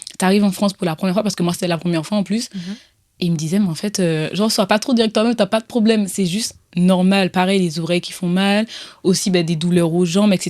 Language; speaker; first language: French; native; French